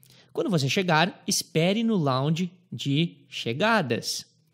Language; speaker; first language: Portuguese; native; Portuguese